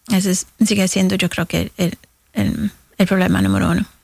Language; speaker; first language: Spanish; early bilingual, heritage; Spanish